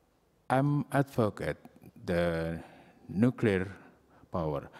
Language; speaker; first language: English; non-native, learner; Indonesian